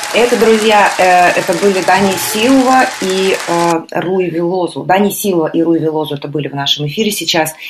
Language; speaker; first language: Russian; native; Russian